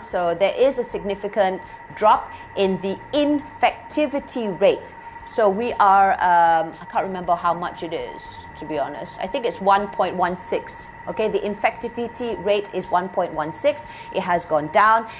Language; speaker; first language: English; non-native, local second language; Malay